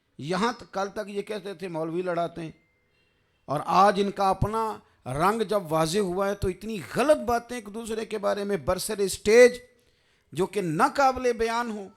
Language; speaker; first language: Urdu; non-native, local second language; Punjabi